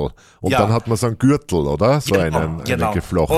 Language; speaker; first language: German; native; German